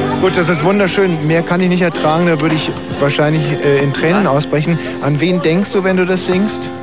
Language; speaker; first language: German; native; German